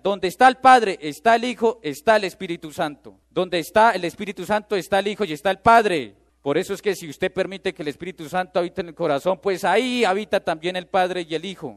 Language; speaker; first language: Spanish; native; Spanish